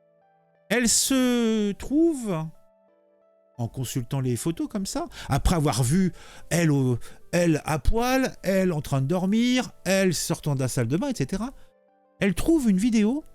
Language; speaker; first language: French; native; French